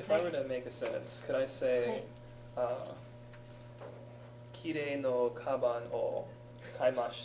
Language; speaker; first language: Japanese; non-native, learner; English